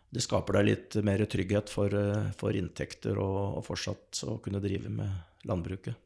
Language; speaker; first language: Norwegian; native; Norwegian